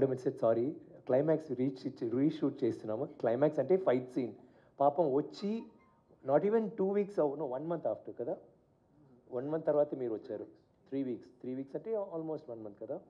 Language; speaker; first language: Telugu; non-native, learner; Tamil